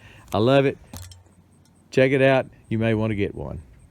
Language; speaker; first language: English; native; English